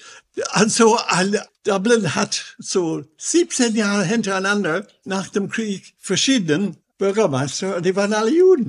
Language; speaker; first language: German; non-native, fluent; English